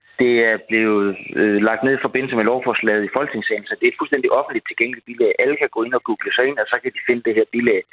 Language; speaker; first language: Danish; native; Danish